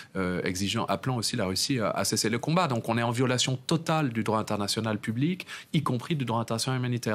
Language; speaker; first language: French; native; French